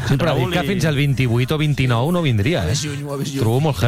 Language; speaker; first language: Catalan; native; Catalan